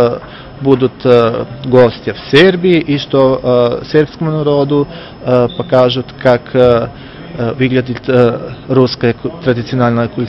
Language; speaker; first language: Russian; non-native, fluent; Serbian